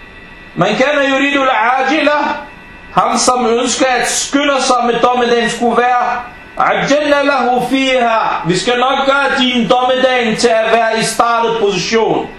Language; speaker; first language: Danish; early bilingual, other home language; Arabic